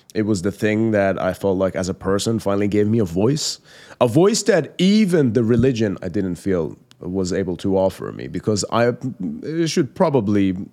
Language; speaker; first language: English; non-native, fluent; Persian